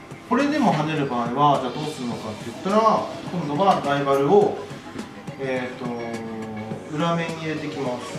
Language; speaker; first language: Japanese; native; Japanese